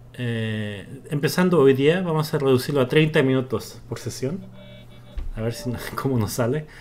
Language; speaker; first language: Spanish; early bilingual, other home language; Korean